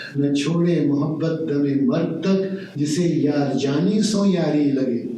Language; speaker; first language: Urdu; native; Urdu